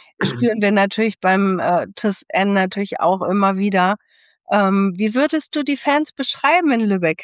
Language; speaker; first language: German; native; German